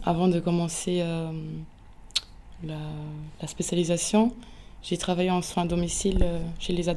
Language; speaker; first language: French; non-native, local second language; Luxembourgish